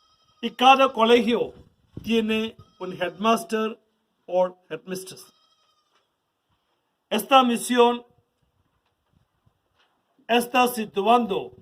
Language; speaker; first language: Spanish; non-native, learner; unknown